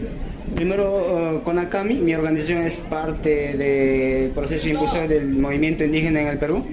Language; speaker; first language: Spanish; native; Spanish